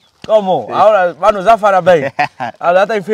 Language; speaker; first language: Portuguese; non-native, learner; Vietnamese